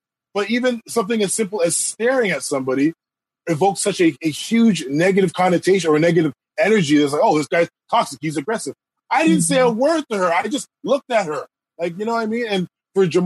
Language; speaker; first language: English; native; English